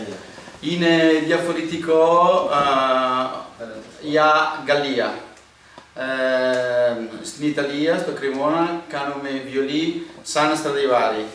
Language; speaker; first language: Greek; non-native, learner; Italian